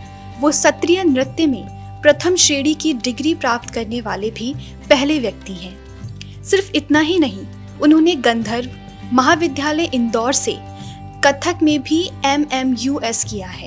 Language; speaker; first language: Hindi; native; Hindi